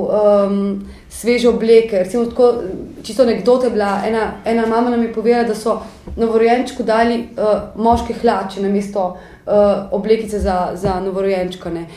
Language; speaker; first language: Slovenian; native; Slovenian